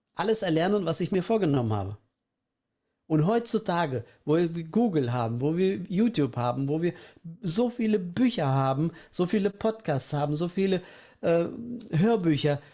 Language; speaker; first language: German; early bilingual, other home language; Russian